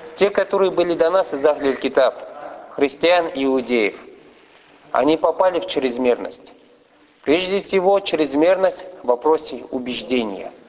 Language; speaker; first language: Russian; non-native, fluent; Arabic